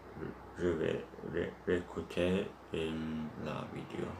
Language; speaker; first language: French; non-native, learner; Turkish